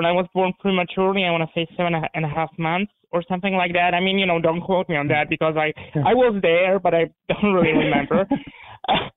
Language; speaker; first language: English; non-native, fluent; Polish